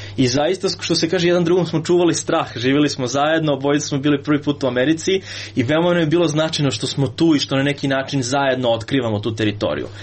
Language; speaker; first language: Serbian; native; Serbian